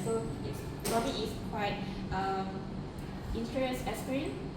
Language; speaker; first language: English; non-native, local second language; Malay